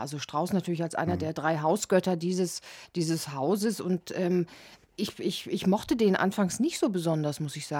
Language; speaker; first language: German; native; German